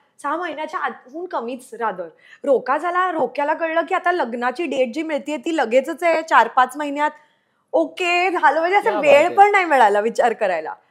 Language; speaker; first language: Marathi; non-native, local second language; Marwari